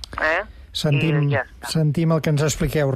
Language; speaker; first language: Catalan; native; Catalan